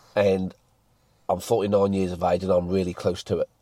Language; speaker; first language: English; native; English